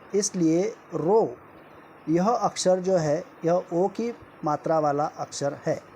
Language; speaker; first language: Hindi; non-native, local second language; Marathi